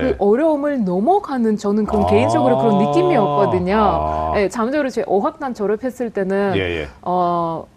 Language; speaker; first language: Korean; non-native, fluent; Russian